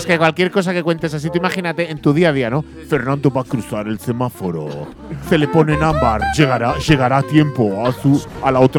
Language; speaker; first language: Spanish; native; Spanish